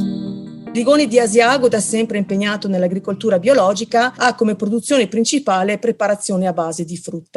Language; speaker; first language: Italian; native; Italian